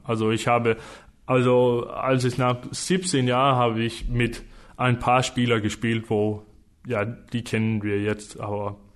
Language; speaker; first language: German; non-native, fluent; Danish